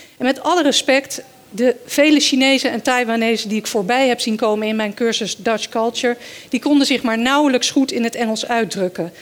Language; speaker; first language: Dutch; early bilingual, other home language; Danish